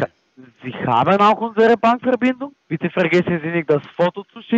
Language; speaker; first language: German; non-native, fluent; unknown